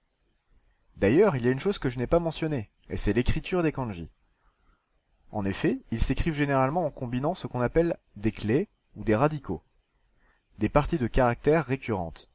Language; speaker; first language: French; native; French